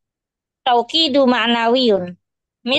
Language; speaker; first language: Arabic; non-native, learner; Indonesian